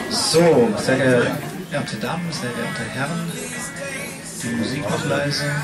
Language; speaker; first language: German; native; German